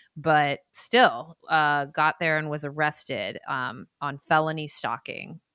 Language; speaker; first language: English; native; English